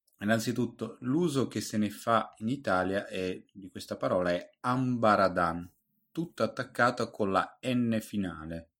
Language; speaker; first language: Italian; native; Italian